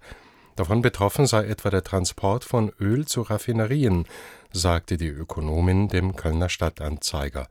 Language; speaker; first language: German; native; German